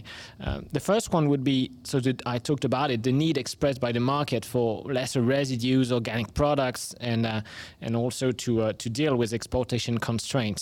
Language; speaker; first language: English; non-native, fluent; French